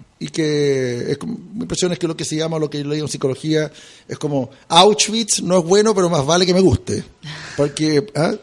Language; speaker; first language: Spanish; early bilingual, heritage; Spanish